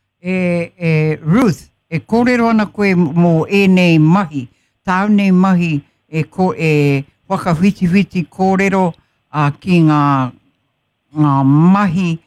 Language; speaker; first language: Māori; non-native, local second language; English